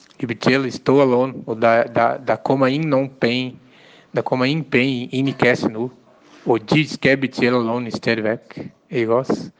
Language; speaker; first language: Danish; non-native, learner; Portuguese